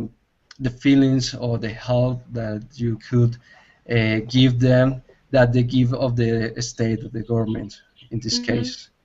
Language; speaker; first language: English; non-native, learner; Spanish